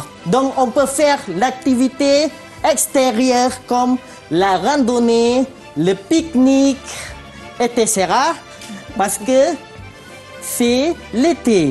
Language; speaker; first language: French; non-native, fluent; Malay